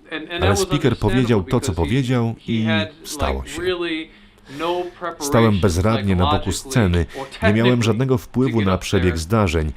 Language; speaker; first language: Polish; non-native, fluent; English